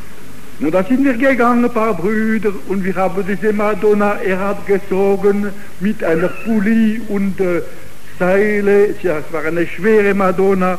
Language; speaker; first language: German; non-native, fluent; Italian